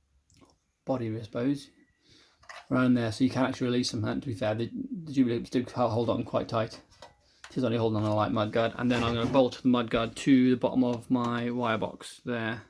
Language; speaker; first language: English; native; English